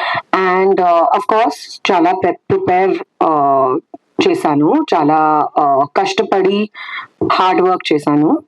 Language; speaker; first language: Telugu; non-native, fluent; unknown